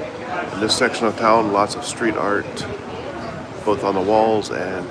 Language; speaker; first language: English; native; English